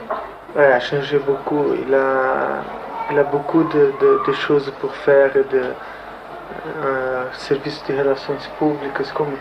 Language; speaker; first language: French; non-native, learner; Portuguese